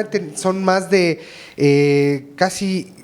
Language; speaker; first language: Spanish; native; Spanish